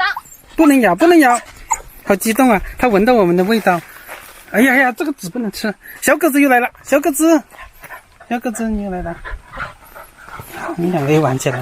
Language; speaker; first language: Chinese; native; Chinese